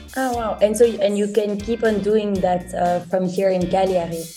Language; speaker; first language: English; non-native, fluent; French